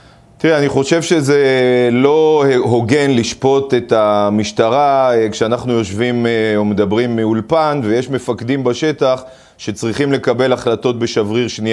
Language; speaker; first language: Hebrew; native; Hebrew